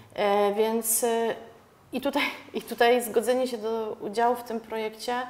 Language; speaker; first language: Polish; native; Polish